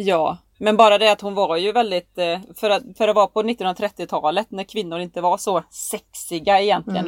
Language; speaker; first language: Swedish; native; Swedish